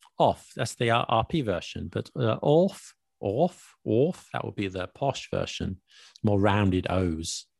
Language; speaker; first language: English; native; English